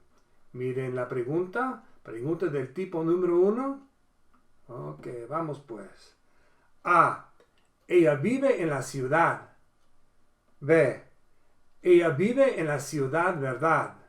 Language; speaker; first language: Spanish; non-native, fluent; English